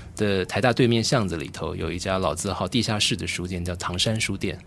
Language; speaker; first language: Chinese; native; Chinese